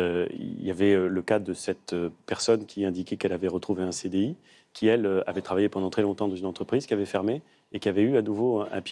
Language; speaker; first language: French; native; French